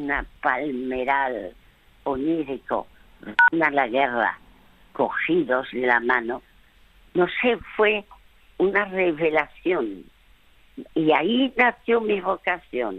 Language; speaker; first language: Spanish; early bilingual, other home language; French